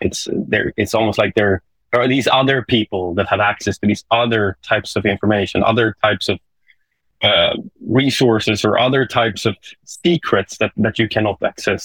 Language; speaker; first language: English; non-native, fluent; Swedish